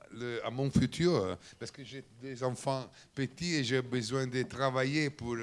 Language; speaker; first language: French; non-native, learner; Italian